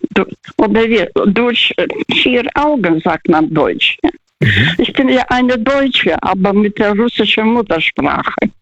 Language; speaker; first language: German; non-native, fluent; Russian